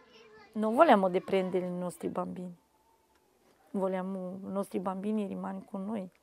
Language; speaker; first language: Italian; non-native, local second language; Romanian